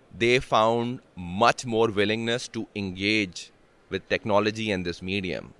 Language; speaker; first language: English; non-native, local second language; Urdu